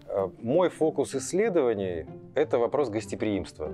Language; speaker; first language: Russian; native; Russian